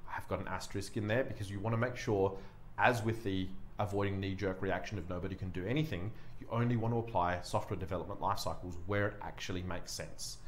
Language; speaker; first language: English; native; English